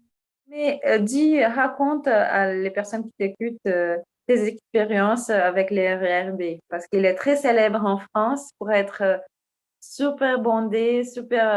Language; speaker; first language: French; non-native, fluent; Portuguese